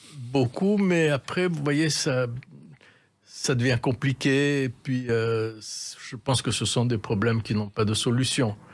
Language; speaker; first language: French; native; French